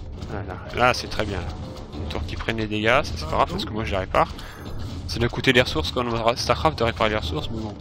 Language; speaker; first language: French; native; French